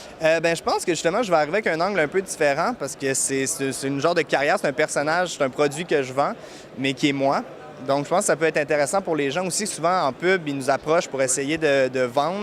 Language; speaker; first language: French; native; French